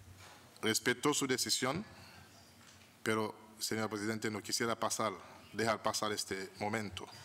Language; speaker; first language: Spanish; non-native, fluent; Haitian Creole